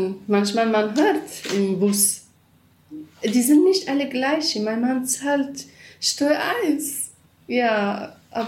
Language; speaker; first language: German; non-native, learner; Kurdish